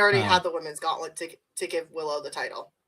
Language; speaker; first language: English; native; English